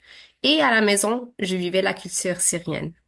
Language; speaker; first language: French; early bilingual, other home language; Arabic